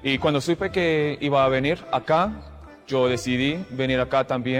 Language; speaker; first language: Spanish; non-native, fluent; English